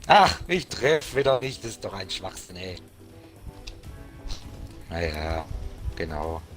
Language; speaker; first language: German; native; German